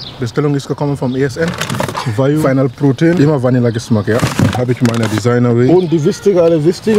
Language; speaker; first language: German; non-native, learner; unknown